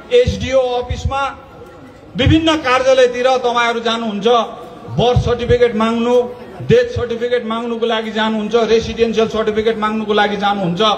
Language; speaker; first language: Nepali; native; Nepali